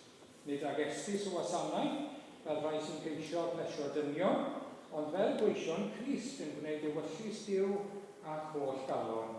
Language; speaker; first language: Welsh; native; Welsh